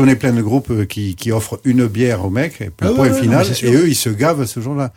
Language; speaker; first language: French; native; French